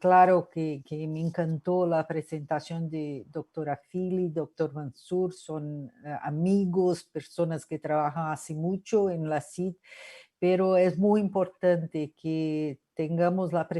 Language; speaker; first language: Spanish; non-native, fluent; Portuguese